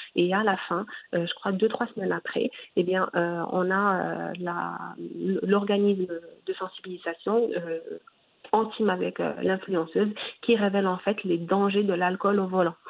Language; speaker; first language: French; non-native, local second language; Arabic